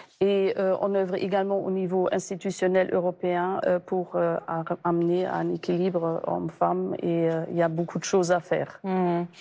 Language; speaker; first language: French; non-native, fluent; German